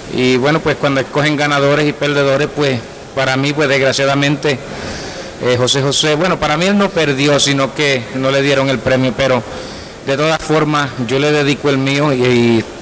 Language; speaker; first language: Spanish; native; Spanish